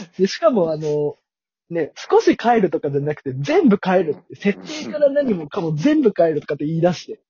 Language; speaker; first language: Japanese; native; Japanese